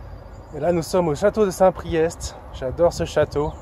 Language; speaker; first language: French; native; French